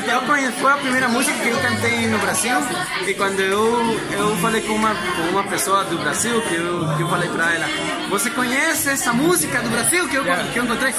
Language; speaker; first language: Portuguese; non-native, learner; Spanish